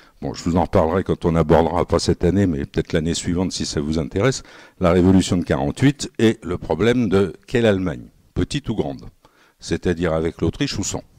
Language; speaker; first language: French; native; French